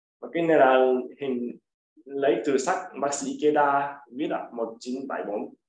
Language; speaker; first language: Vietnamese; non-native, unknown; Japanese